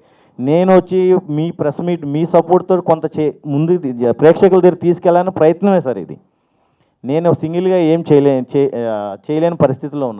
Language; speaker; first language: Telugu; native; Telugu